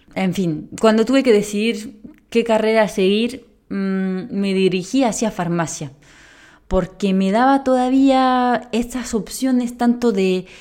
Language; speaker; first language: Spanish; non-native, fluent; French